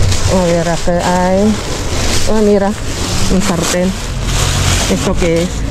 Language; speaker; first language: Spanish; non-native, fluent; Filipino